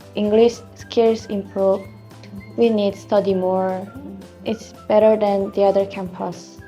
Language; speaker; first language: English; non-native, learner; Korean